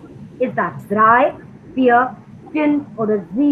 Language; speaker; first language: German; non-native, learner; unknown